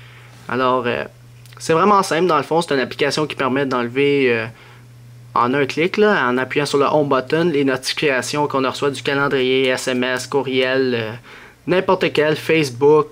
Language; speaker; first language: French; native; French